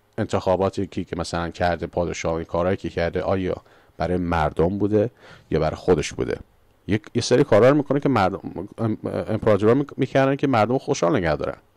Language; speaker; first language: Persian; early bilingual, heritage; Persian